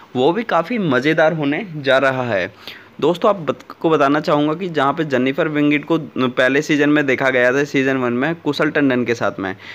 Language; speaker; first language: Hindi; native; Hindi